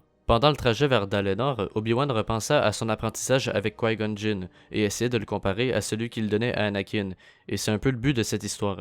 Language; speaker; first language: French; native; French